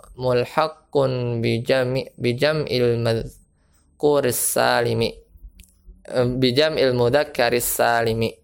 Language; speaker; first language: Arabic; non-native, fluent; Indonesian